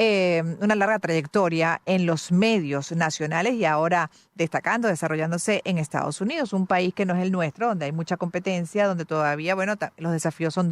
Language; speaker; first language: Spanish; native; Spanish